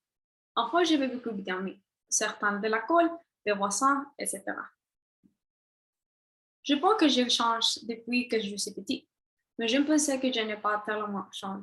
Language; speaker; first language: French; non-native, learner; Spanish